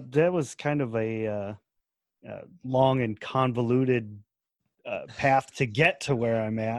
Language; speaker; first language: English; native; English